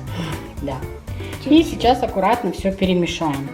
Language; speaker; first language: Russian; native; Russian